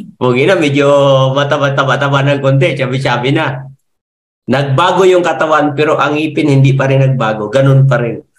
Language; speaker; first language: Filipino; non-native, local second language; Masbatenyo